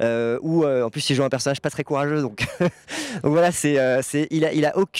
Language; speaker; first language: French; native; French